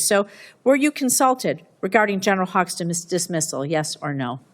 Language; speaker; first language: English; native; English